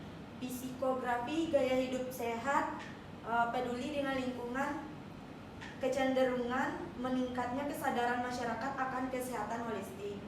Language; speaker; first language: Indonesian; native; Indonesian